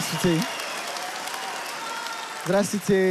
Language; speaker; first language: Russian; non-native, learner; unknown